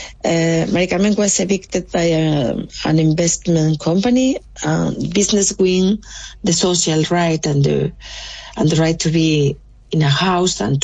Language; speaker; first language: English; non-native, local second language; Spanish